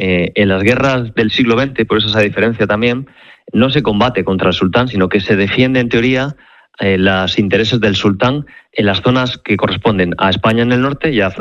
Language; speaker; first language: Spanish; native; Spanish